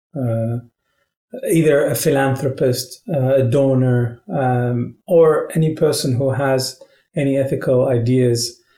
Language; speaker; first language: English; non-native, fluent; Arabic